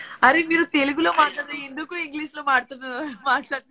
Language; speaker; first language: Telugu; non-native, learner; Gujarati